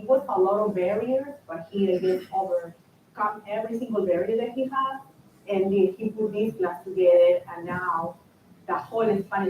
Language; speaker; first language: English; non-native, local second language; Spanish